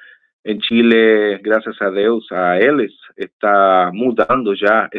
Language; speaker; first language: Portuguese; non-native, fluent; Spanish